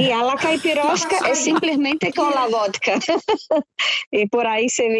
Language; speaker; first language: Spanish; non-native, fluent; Portuguese